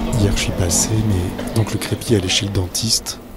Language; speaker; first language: French; native; French